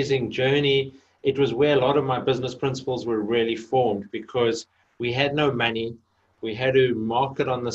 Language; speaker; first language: English; native; English